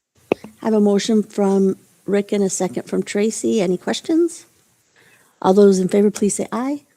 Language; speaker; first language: English; native; English